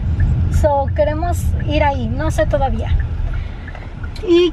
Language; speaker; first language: Spanish; native; Spanish